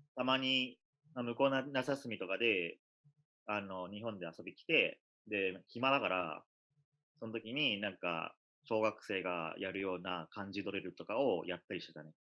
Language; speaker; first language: Japanese; early bilingual, other home language; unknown